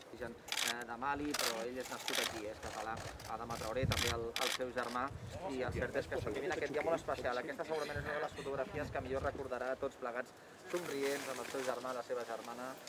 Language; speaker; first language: Catalan; native; Catalan